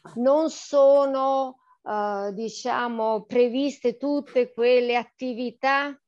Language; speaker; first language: Italian; native; Italian